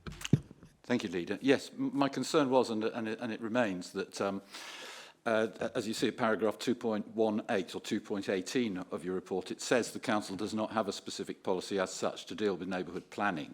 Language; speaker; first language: English; native; English